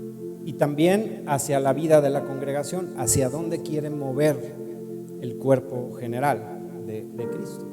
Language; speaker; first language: Spanish; native; Spanish